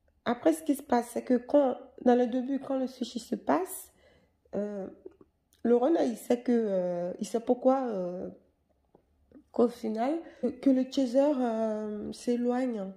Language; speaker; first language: French; native; French